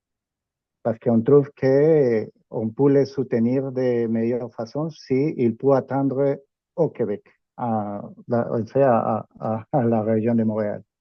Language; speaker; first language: French; non-native, fluent; Spanish